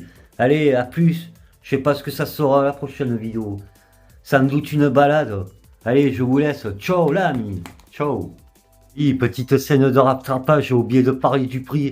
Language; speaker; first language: French; native; French